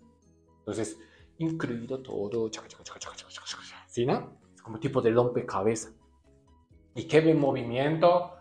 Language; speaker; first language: Spanish; non-native, learner; Japanese